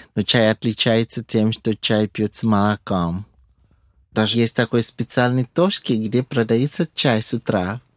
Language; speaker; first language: Russian; non-native, fluent; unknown